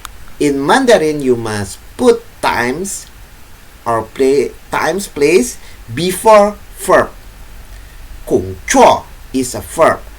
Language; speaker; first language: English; non-native, fluent; Indonesian